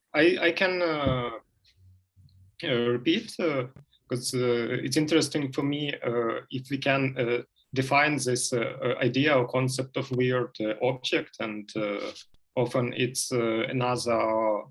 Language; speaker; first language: English; non-native, fluent; Ukrainian